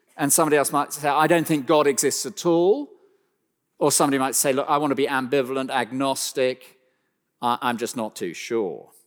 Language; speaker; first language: English; native; English